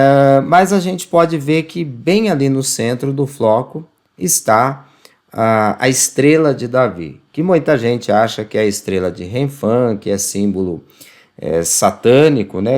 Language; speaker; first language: Portuguese; native; Portuguese